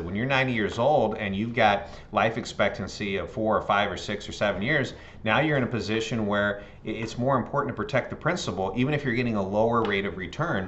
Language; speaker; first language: English; native; English